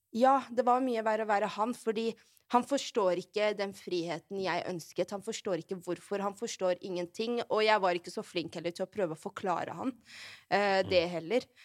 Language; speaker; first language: Norwegian; early bilingual, other home language; Arabic